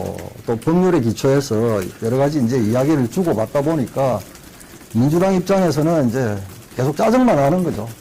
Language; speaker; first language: Korean; native; Korean